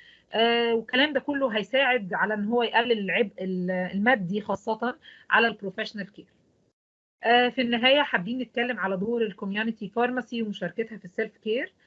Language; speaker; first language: Arabic; native; Arabic